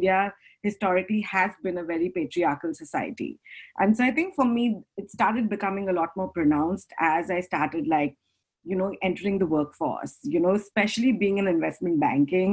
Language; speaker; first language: English; non-native, local second language; Hindi